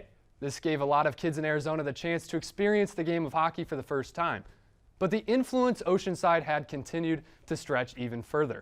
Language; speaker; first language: English; native; English